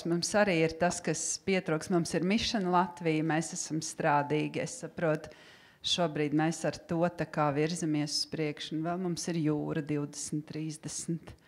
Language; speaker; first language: Latvian; native; Latvian